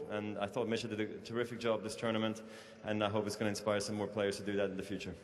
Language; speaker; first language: English; non-native, fluent; German